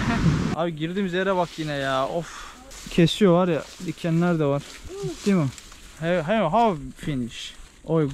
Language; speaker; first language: Turkish; native; Turkish